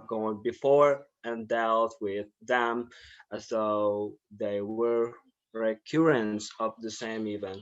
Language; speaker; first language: English; non-native, learner; Indonesian